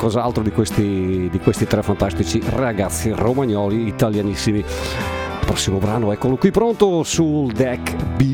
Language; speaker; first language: Italian; native; Italian